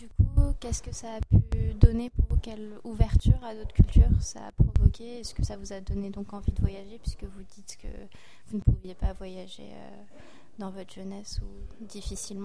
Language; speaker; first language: French; native; French